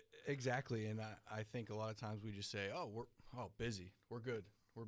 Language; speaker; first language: English; native; English